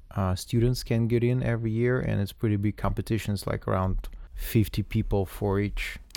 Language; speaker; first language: English; non-native, fluent; Russian